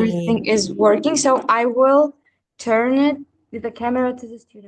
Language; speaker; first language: English; non-native, fluent; Uzbek